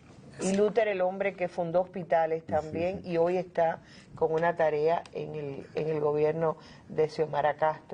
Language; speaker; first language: Spanish; native; Spanish